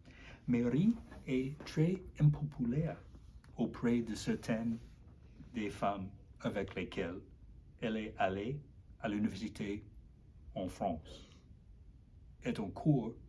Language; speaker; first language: French; non-native, learner; English